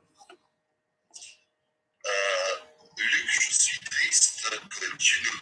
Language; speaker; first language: French; non-native, learner; English